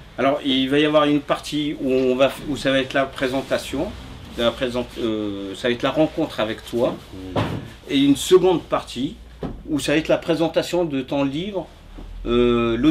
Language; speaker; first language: French; native; French